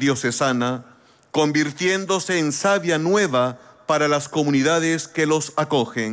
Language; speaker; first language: Spanish; native; Spanish